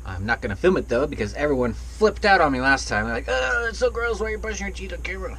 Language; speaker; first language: English; native; English